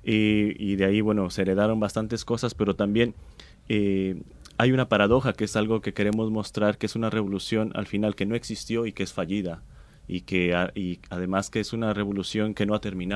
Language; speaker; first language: Spanish; native; Spanish